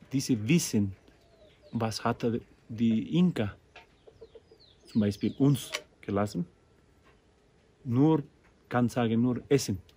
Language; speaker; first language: German; non-native, learner; Spanish